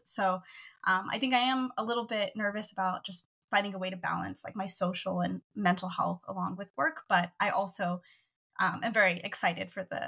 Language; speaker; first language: English; native; English